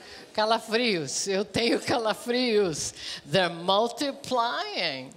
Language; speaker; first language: Portuguese; native; Portuguese